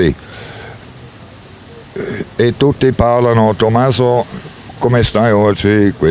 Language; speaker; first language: Italian; non-native, learner; German